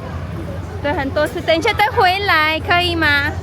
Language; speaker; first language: Chinese; non-native, learner; Filipino